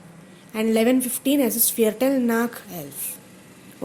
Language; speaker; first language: German; non-native, fluent; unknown